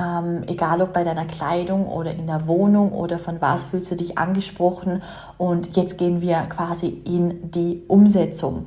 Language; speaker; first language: German; native; German